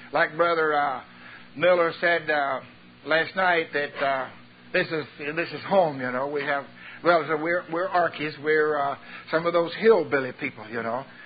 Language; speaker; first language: English; native; English